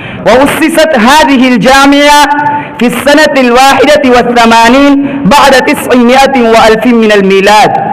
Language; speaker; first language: Arabic; non-native, learner; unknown